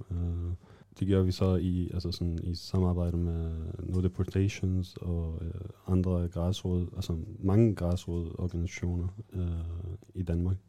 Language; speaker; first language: Danish; non-native, fluent; Arabic